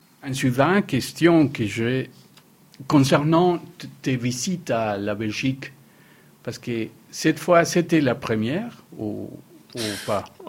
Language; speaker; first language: French; non-native, fluent; Spanish